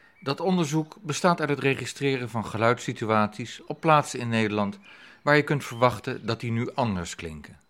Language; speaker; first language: Dutch; native; Dutch